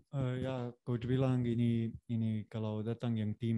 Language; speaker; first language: Indonesian; non-native, fluent; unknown